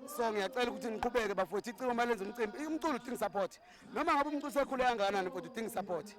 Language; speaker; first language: Zulu; native; Zulu